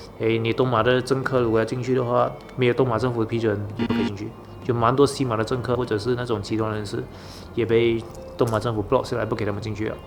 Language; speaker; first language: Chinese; native; Chinese